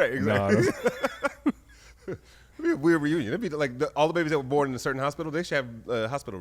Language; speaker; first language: English; native; English